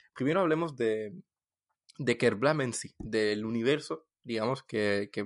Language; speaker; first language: Spanish; non-native, fluent; French